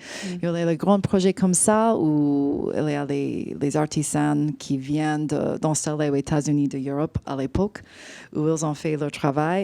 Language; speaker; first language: French; non-native, fluent; English